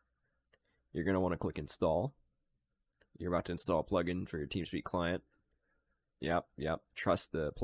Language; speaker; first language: English; native; English